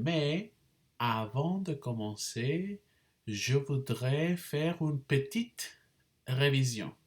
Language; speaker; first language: French; non-native, fluent; English